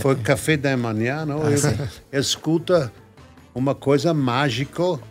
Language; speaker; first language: Portuguese; non-native, learner; German